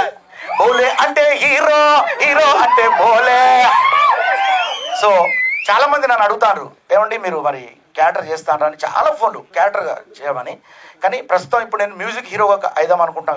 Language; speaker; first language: Telugu; native; Telugu